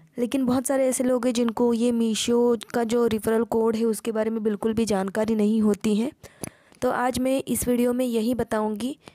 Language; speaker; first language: Hindi; non-native, local second language; Marathi